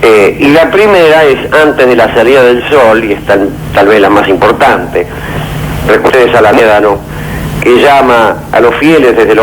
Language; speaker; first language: Spanish; native; Spanish